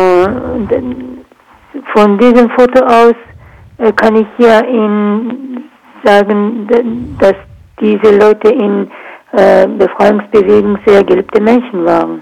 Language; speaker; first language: German; non-native, learner; Kurdish